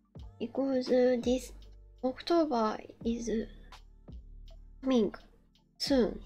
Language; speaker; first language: English; non-native, learner; Japanese